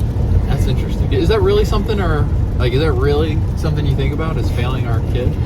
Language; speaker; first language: English; native; English